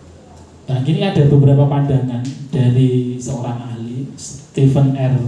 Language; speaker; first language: Indonesian; native; Indonesian